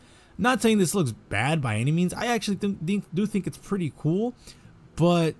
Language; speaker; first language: English; native; English